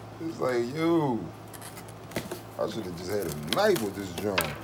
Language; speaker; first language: English; native; English